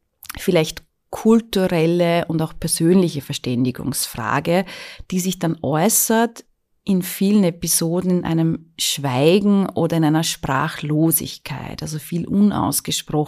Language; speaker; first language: German; native; German